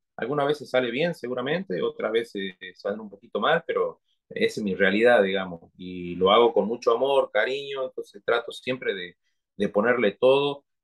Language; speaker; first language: Spanish; native; Spanish